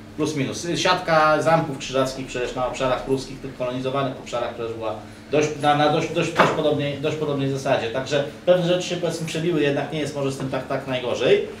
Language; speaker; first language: Polish; native; Polish